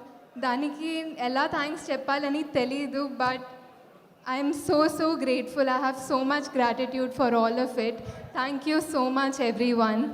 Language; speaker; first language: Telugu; non-native, fluent; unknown